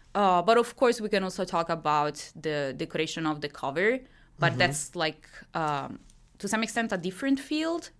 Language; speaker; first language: English; non-native, fluent; Italian